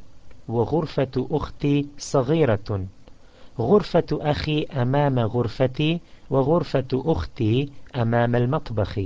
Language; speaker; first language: Arabic; non-native, fluent; English